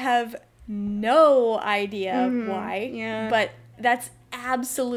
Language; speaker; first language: English; native; English